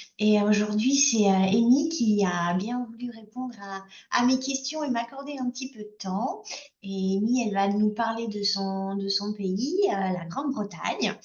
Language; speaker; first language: French; native; French